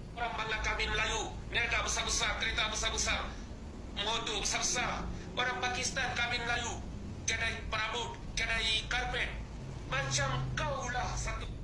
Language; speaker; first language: Malay; non-native, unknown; Bangla